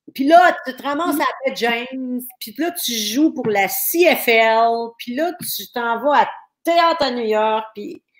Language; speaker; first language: French; native; French